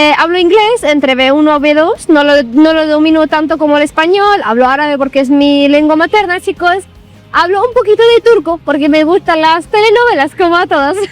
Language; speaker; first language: Spanish; non-native, fluent; Arabic